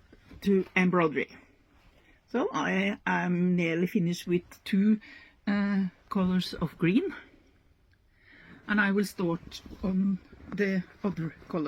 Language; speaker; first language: English; non-native, learner; Norwegian